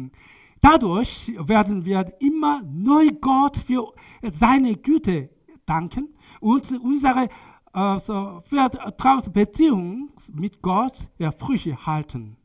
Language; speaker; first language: German; non-native, learner; Korean